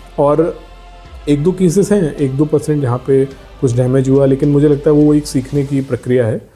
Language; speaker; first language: Hindi; native; Hindi